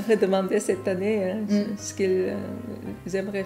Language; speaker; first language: French; non-native, fluent; Korean